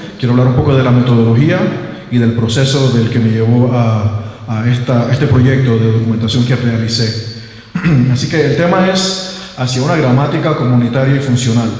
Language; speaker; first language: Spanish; non-native, local second language; English